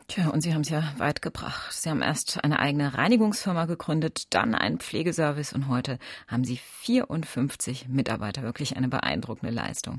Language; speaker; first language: German; native; German